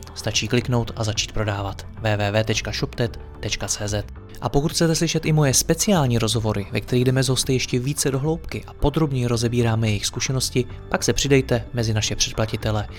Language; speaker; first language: Czech; native; Czech